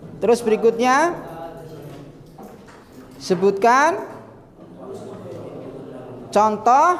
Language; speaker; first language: Indonesian; native; Indonesian